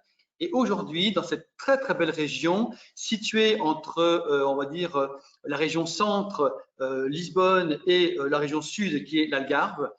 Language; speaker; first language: French; native; French